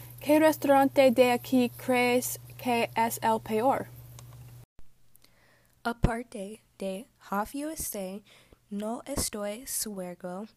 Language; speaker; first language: Spanish; non-native, learner; English